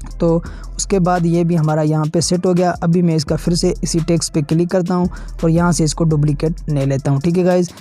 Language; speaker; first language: Urdu; non-native, local second language; Sindhi